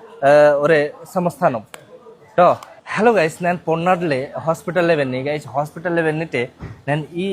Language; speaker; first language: Malayalam; non-native, local second language; Hindi